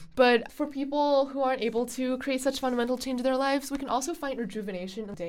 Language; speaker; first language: English; non-native, fluent; Chinese